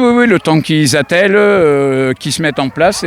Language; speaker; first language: French; native; French